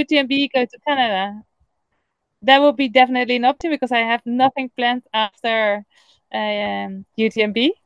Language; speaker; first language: English; non-native, fluent; Dutch